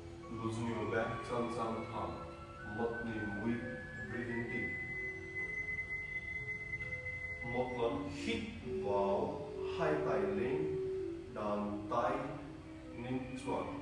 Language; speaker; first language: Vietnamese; non-native, learner; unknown